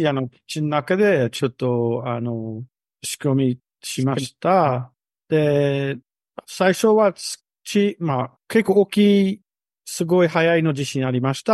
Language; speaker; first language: Japanese; non-native, learner; English